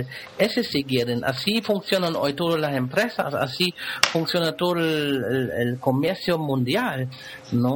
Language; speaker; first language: Spanish; non-native, fluent; German